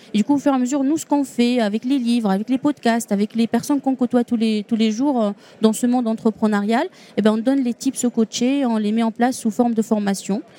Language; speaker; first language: French; non-native, local second language; Arabic